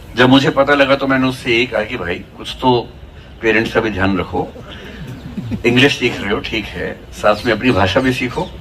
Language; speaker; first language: Hindi; native; Hindi